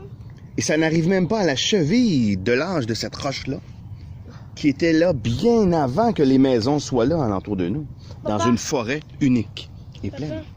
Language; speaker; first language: French; native; French